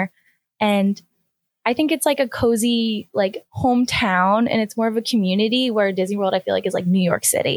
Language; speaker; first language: English; native; English